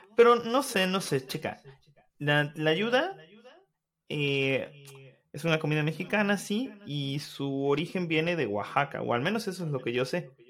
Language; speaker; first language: Spanish; native; Spanish